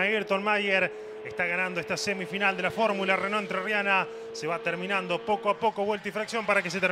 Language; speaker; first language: Spanish; native; Spanish